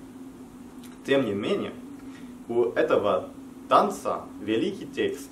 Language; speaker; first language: Russian; non-native, fluent; French